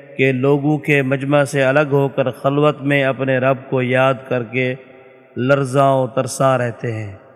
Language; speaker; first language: Urdu; native; Urdu